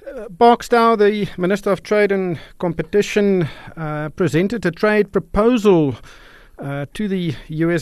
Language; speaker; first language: English; non-native, local second language; Afrikaans